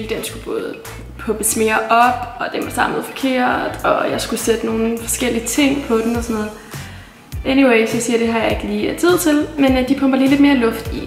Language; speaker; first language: Danish; native; Danish